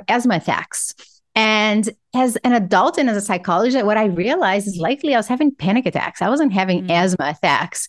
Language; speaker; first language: English; non-native, fluent; Portuguese